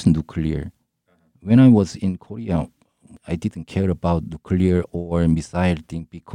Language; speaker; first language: English; non-native, learner; Korean